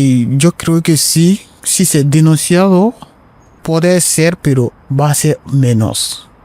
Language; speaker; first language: Spanish; non-native, learner; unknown